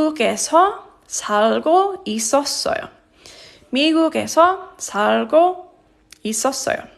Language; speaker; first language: Korean; non-native, fluent; English